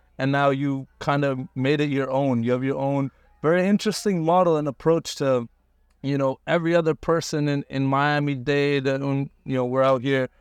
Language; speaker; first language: English; early bilingual, other home language; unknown